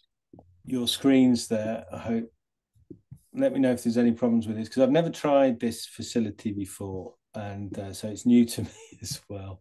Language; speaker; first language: English; native; English